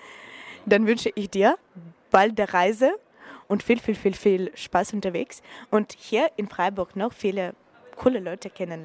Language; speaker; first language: German; non-native, learner; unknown